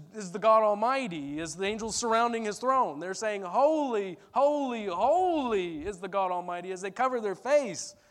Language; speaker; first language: English; early bilingual, other home language; Turkish